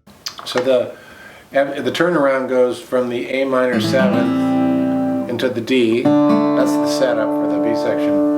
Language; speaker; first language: English; native; English